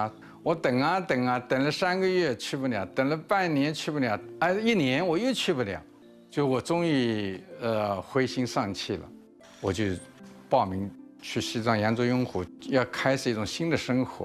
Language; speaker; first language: Chinese; non-native, local second language; Wu Chinese